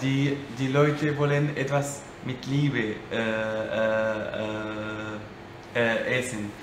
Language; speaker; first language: German; non-native, learner; Arabic